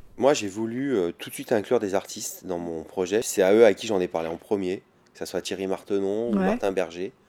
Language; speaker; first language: French; native; French